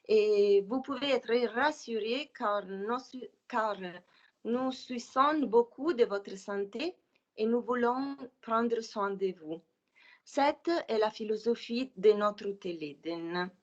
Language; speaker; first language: French; non-native, fluent; Italian